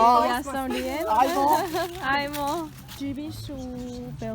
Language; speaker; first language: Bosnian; non-native, learner; Korean